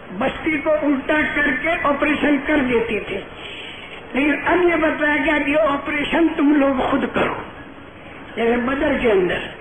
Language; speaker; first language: Urdu; non-native, local second language; Gujarati